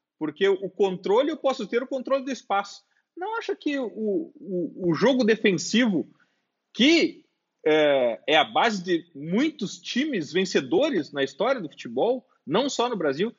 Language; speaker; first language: Portuguese; native; Portuguese